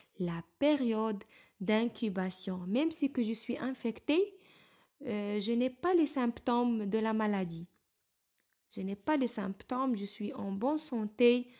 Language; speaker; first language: French; non-native, local second language; Arabic